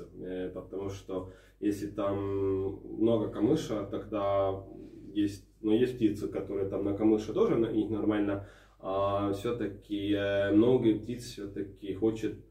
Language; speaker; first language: Russian; non-native, fluent; Estonian